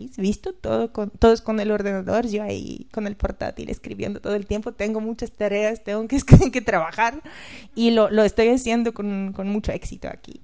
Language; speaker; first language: Spanish; non-native, fluent; Bulgarian